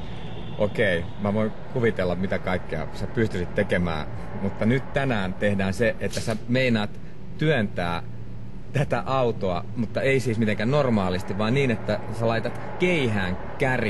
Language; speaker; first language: Finnish; native; Finnish